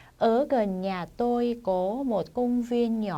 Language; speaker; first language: Vietnamese; non-native, fluent; Korean